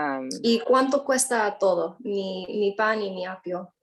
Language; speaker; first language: Spanish; non-native, learner; English